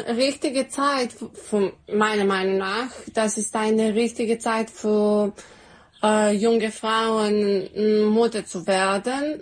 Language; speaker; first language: German; non-native, learner; Serbian